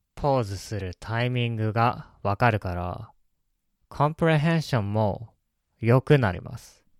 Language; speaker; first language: Japanese; native; Japanese